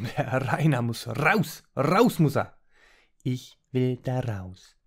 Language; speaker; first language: German; native; German